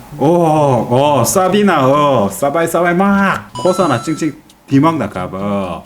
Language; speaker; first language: Thai; non-native, learner; Korean